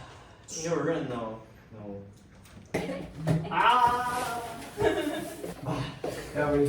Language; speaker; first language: English; non-native, fluent; French